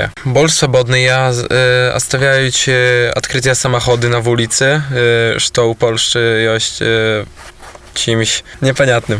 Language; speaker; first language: Polish; non-native, local second language; Belarusian